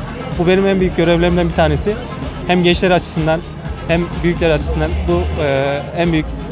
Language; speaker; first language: Turkish; native; Turkish